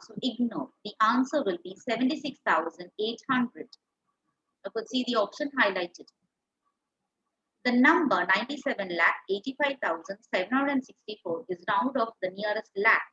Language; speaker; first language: English; non-native, local second language; Tamil